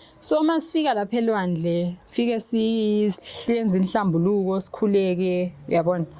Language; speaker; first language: Zulu; native; Zulu